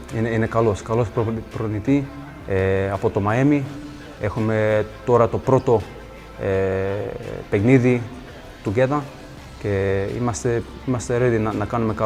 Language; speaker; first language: Greek; early bilingual, heritage; English